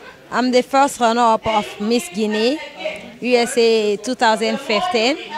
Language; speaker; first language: English; non-native, learner; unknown